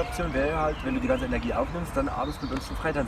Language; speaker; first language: German; native; German